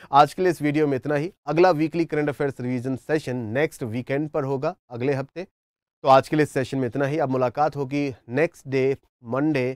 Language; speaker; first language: Hindi; native; Hindi